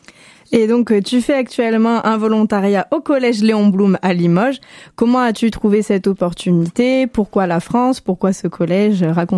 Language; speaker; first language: French; native; French